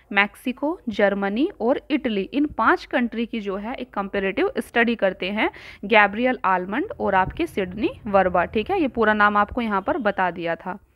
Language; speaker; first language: Hindi; native; Hindi